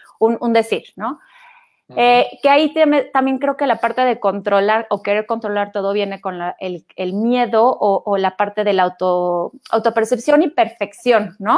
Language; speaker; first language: Spanish; native; Spanish